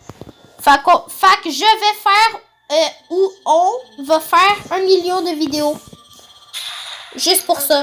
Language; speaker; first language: French; native; French